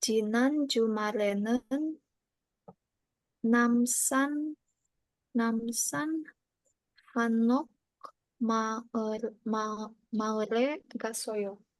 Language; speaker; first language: Korean; non-native, learner; Indonesian